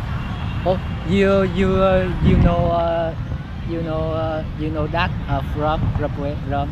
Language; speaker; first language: English; non-native, learner; Vietnamese